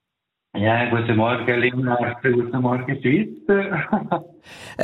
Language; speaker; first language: German; early bilingual, heritage; Italian